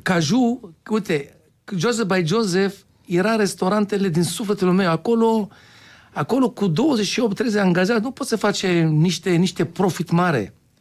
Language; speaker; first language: Romanian; non-native, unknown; Hebrew